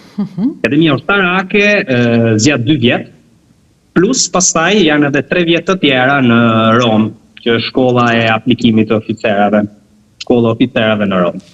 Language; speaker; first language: Albanian; early bilingual, heritage; Albanian